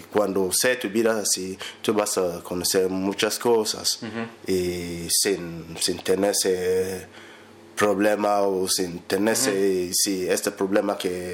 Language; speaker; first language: Spanish; non-native, learner; English